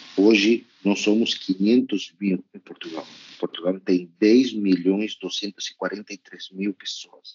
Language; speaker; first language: Portuguese; non-native, fluent; Spanish